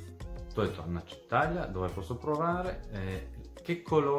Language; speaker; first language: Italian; non-native, fluent; Serbian